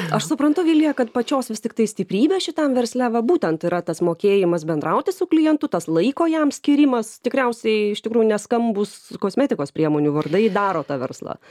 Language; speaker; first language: Lithuanian; native; Lithuanian